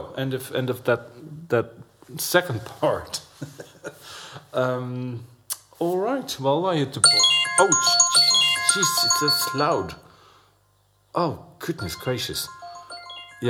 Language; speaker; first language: English; non-native, fluent; Dutch